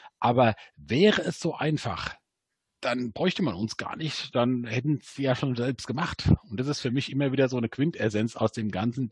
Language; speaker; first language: German; native; German